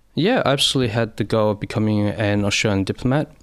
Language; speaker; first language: English; early bilingual, other home language; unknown